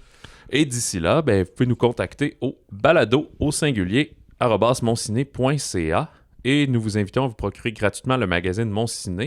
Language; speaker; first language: French; native; French